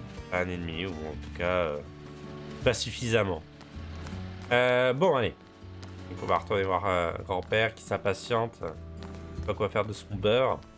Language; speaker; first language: French; native; French